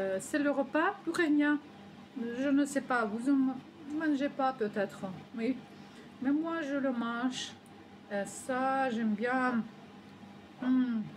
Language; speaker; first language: French; non-native, learner; Ukrainian